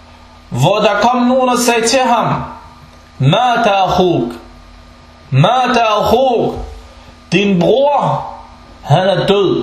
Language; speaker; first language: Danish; non-native, local second language; Arabic